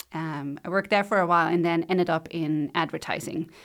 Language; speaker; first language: English; non-native, fluent; Dutch